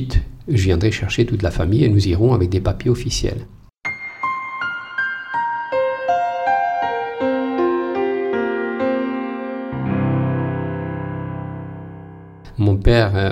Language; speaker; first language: French; non-native, fluent; Portuguese